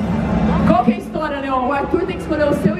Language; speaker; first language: Portuguese; native; Portuguese